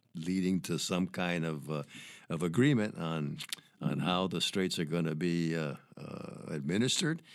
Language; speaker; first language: English; early bilingual, other home language; Spanish